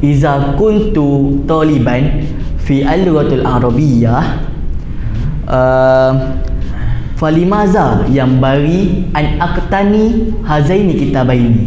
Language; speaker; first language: Arabic; non-native, learner; Malay